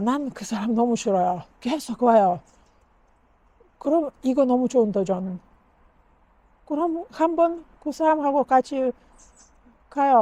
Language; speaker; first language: Korean; non-native, learner; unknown